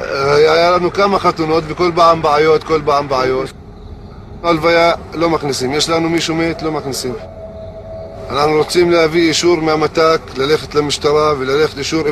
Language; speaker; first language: Hebrew; non-native, local second language; Arabic